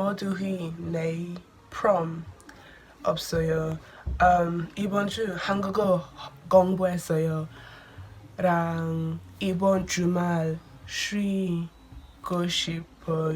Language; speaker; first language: Korean; non-native, learner; English